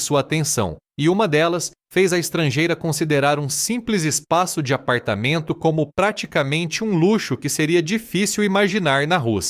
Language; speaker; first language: Portuguese; native; Portuguese